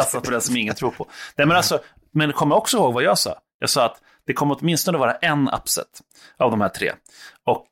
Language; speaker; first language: Swedish; native; Swedish